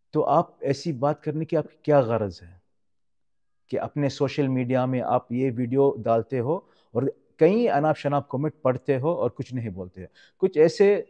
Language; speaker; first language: Urdu; non-native, fluent; Arabic